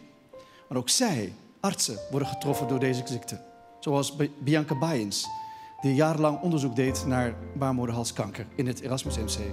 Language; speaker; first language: Dutch; native; Dutch